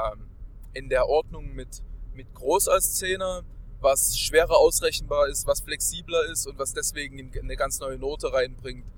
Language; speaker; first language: German; native; German